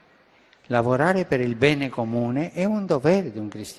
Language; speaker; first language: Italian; non-native, fluent; Spanish